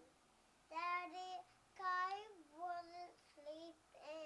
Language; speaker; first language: English; native; English